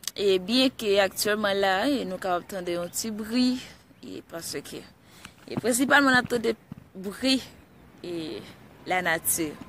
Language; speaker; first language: Haitian Creole; early bilingual, heritage; Haitian Creole